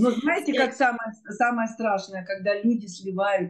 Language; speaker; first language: Russian; native; Russian